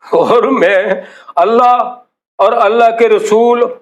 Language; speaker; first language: Urdu; non-native, local second language; Punjabi